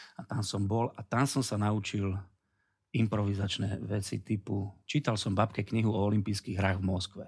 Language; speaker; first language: Slovak; native; Slovak